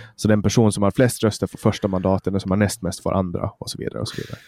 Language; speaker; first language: Swedish; native; Swedish